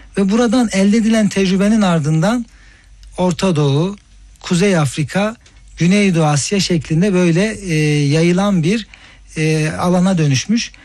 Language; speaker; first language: Turkish; native; Turkish